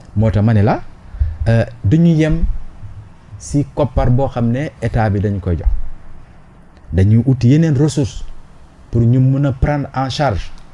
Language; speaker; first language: Wolof; non-native, local second language; Jola-Fonyi